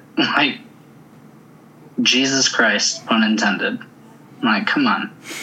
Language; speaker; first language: English; native; English